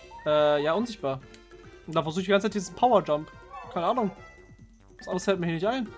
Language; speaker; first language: German; native; German